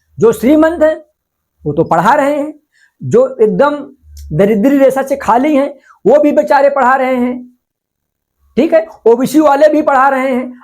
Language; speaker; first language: Hindi; non-native, local second language; Marathi